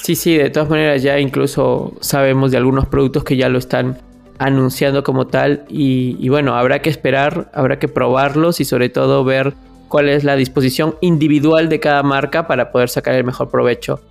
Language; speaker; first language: Spanish; native; Spanish